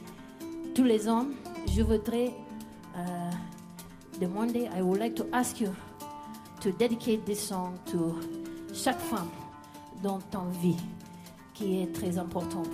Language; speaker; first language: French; non-native, learner; English